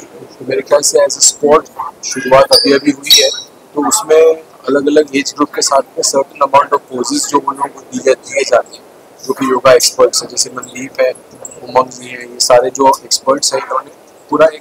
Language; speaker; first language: Hindi; native; Hindi